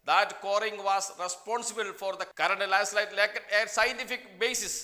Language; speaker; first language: English; non-native, local second language; Malayalam